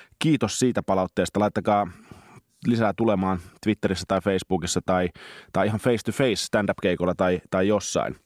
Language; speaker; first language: Finnish; native; Finnish